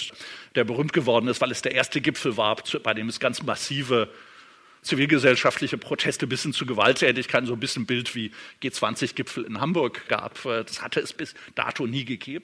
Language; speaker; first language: German; native; German